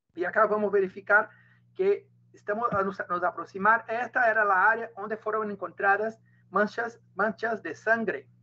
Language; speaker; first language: Spanish; non-native, learner; Portuguese